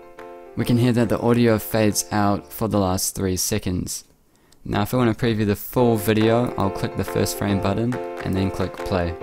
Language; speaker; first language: English; native; English